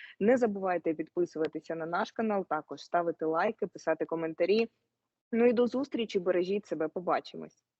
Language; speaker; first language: Ukrainian; native; Ukrainian